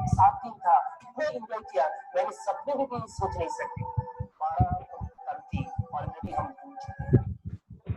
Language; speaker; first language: Hindi; non-native, local second language; Bangla